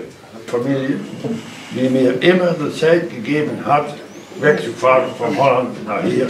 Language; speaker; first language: Dutch; non-native, learner; Czech